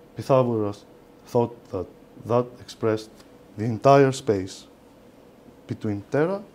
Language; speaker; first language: English; non-native, fluent; Greek